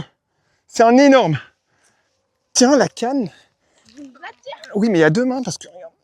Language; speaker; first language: French; native; French